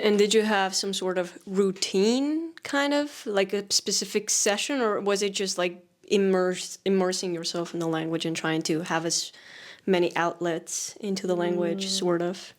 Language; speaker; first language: English; non-native, fluent; Spanish